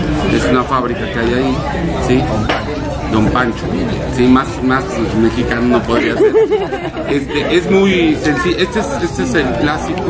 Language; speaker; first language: Spanish; native; Spanish